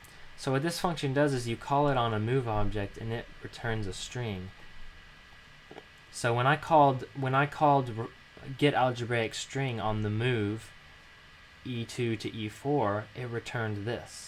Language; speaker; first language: English; native; English